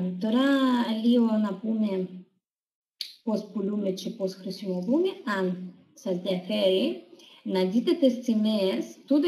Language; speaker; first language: Greek; non-native, learner; Russian